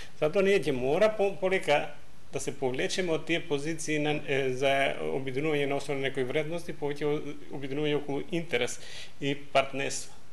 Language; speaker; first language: Macedonian; non-native, local second language; Albanian